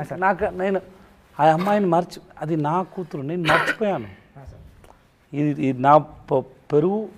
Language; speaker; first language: Telugu; non-native, learner; Tamil